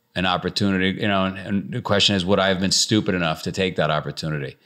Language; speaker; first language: English; native; English